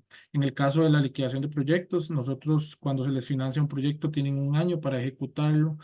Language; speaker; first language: Spanish; native; Spanish